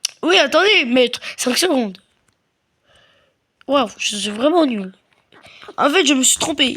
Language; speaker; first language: French; native; French